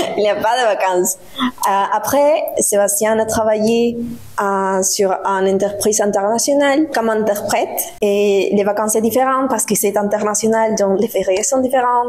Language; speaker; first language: French; non-native, learner; Spanish